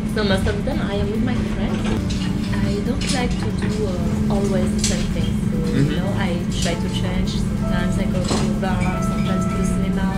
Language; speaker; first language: English; non-native, learner; French